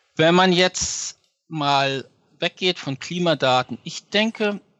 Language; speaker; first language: German; native; German